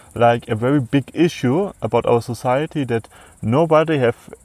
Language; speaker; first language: English; non-native, fluent; German